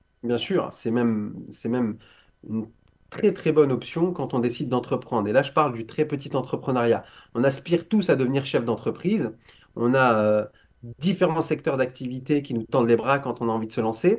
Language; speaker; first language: French; native; French